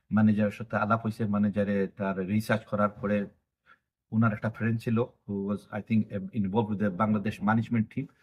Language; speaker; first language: Bangla; early bilingual, heritage; Bangla